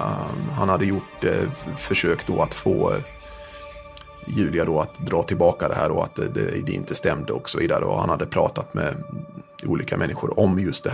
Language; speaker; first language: Swedish; native; Swedish